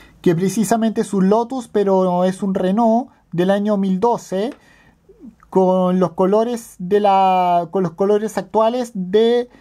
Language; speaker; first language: Spanish; native; Spanish